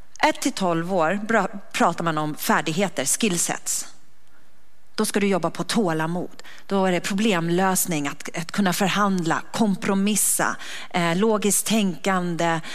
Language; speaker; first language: Swedish; native; Swedish